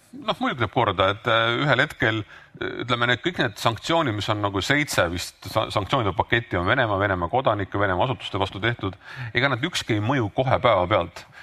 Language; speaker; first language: Estonian; native; Estonian